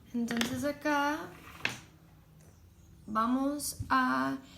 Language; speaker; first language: Spanish; non-native, learner; English